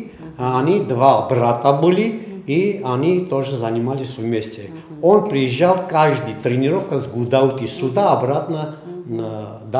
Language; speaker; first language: Russian; non-native, fluent; Armenian